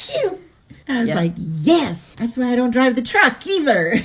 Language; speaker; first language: English; native; English